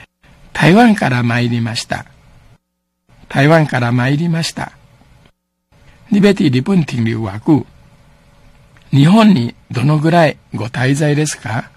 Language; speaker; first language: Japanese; non-native, fluent; Min Nan Chinese